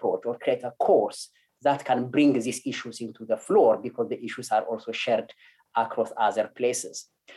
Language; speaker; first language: English; non-native, fluent; Amharic